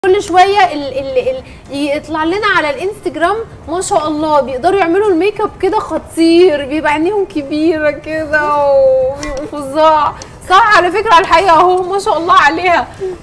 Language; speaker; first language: Arabic; native; Arabic